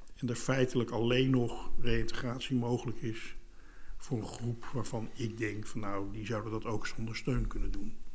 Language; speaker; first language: Dutch; native; Dutch